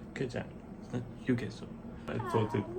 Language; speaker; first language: Korean; non-native, learner; Hungarian